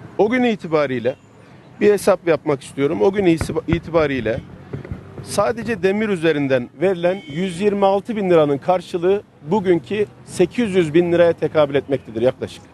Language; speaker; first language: Turkish; native; Turkish